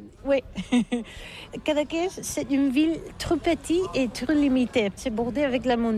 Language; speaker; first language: French; non-native, learner; Catalan